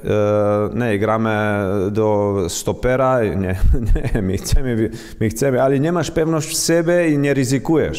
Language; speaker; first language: Polish; non-native, learner; Croatian